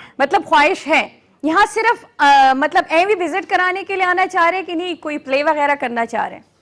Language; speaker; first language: Urdu; non-native, local second language; Pashto